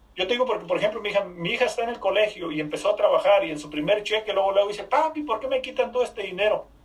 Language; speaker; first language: Spanish; native; Spanish